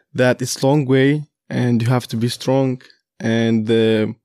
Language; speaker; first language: English; non-native, fluent; Kurdish